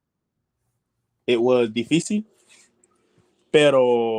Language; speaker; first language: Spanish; non-native, learner; English